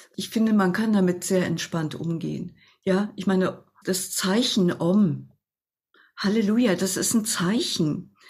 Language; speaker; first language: German; native; German